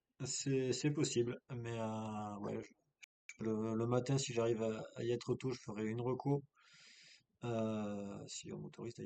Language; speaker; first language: French; native; French